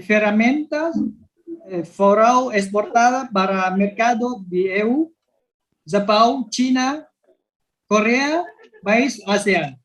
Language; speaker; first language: Portuguese; non-native, learner; Vietnamese